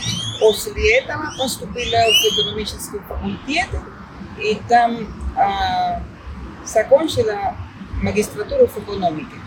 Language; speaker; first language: Russian; non-native, fluent; Spanish